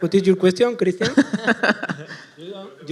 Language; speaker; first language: English; non-native, learner; Spanish